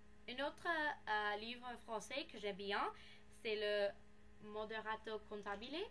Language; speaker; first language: French; non-native, learner; English